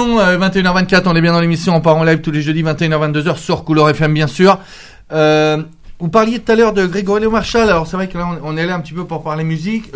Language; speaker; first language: French; native; French